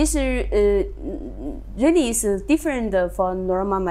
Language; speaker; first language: English; non-native, learner; Chinese